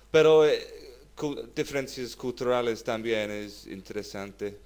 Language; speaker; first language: Spanish; non-native, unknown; English